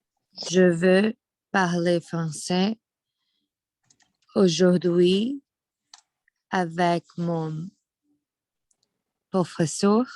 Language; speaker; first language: French; non-native, learner; Portuguese